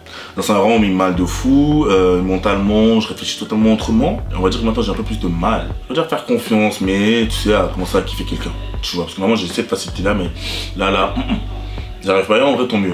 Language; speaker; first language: French; native; French